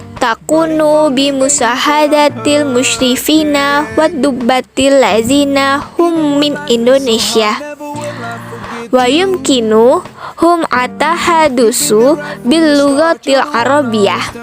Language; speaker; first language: Arabic; non-native, learner; Indonesian